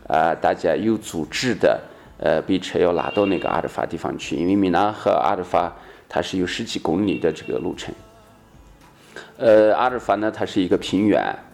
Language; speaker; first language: Chinese; native; Chinese